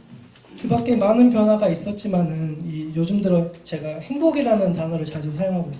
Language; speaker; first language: Korean; native; Korean